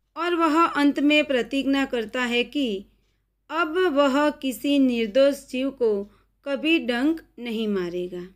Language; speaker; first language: Hindi; non-native, local second language; Gujarati